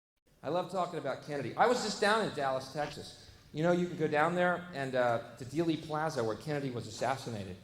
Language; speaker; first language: English; native; English